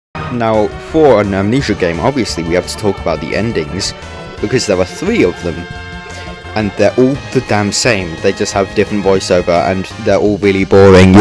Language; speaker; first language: English; native; English